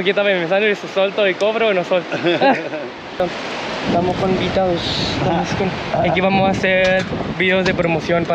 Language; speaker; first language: Spanish; non-native, learner; Thai